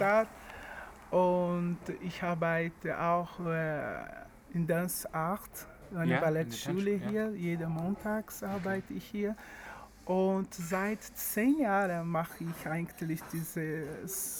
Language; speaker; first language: German; non-native, learner; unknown